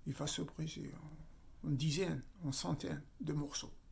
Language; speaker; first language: French; non-native, local second language; Arabic